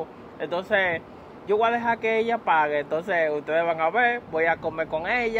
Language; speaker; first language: Spanish; native; Spanish